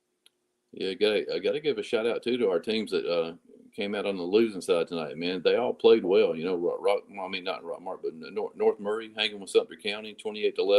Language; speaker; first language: English; native; English